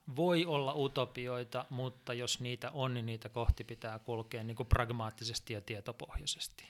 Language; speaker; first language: Finnish; native; Finnish